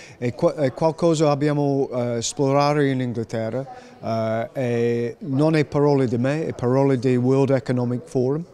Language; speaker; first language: Italian; non-native, learner; English